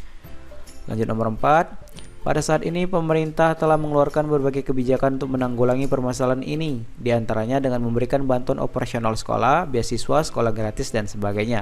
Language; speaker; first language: Indonesian; native; Indonesian